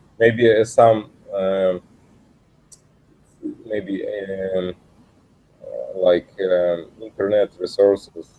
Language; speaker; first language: English; non-native, learner; Russian